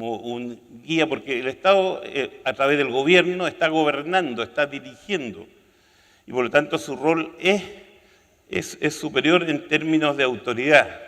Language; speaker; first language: Spanish; native; Spanish